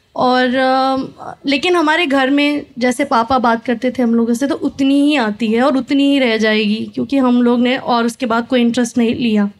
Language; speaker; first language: Hindi; native; Hindi